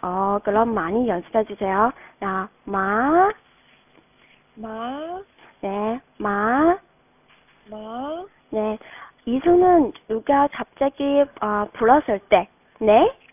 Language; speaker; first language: Korean; non-native, fluent; Chinese